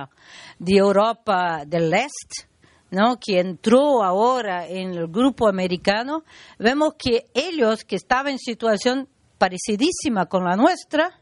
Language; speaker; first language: Spanish; non-native, learner; Portuguese